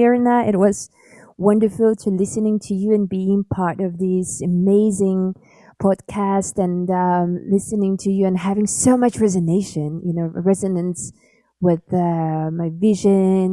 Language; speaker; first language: English; non-native, fluent; Yakut